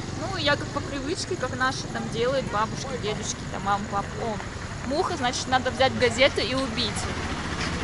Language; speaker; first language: Russian; native; Russian